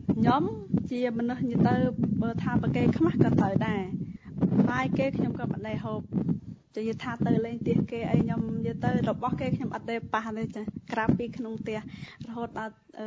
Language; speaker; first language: Khmer; non-native, local second language; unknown